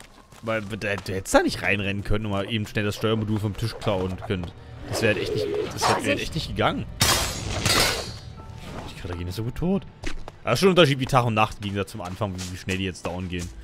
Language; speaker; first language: German; native; German